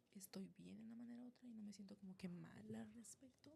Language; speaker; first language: Spanish; early bilingual, heritage; Spanish